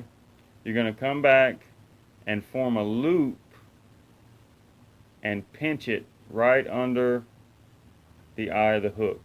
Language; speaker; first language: English; native; English